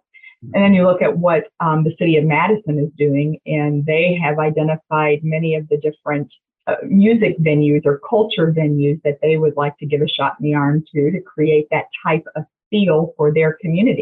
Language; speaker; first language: English; native; English